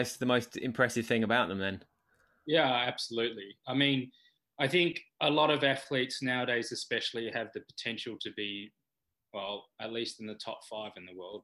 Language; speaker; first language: English; native; English